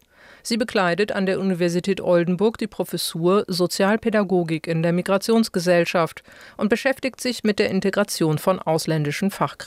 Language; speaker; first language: German; native; German